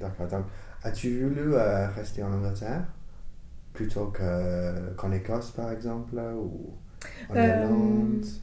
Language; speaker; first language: French; non-native, fluent; English